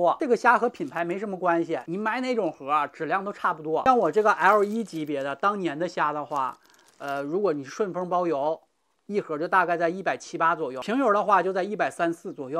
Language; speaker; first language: Chinese; native; Chinese